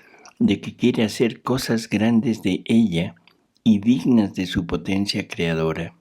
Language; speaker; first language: Spanish; native; Spanish